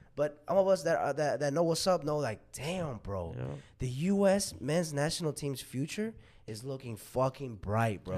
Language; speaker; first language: English; early bilingual, other home language; Spanish